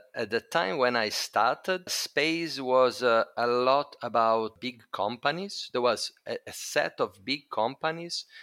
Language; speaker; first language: English; non-native, fluent; Italian